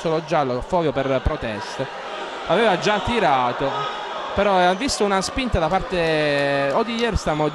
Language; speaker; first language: Italian; native; Italian